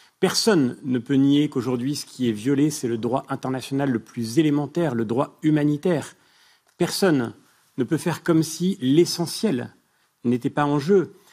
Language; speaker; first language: French; native; French